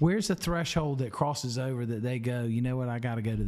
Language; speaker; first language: English; native; English